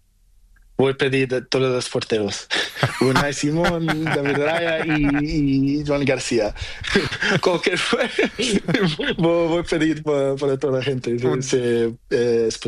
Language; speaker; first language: Spanish; non-native, learner; Portuguese